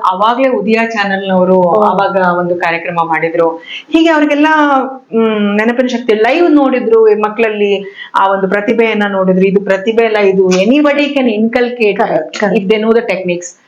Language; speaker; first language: Kannada; native; Kannada